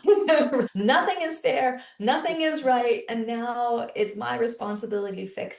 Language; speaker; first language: English; native; English